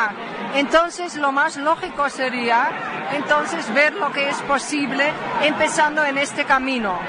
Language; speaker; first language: Spanish; non-native, fluent; Dutch